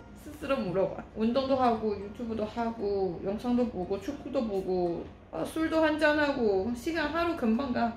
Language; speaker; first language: Korean; non-native, fluent; Chinese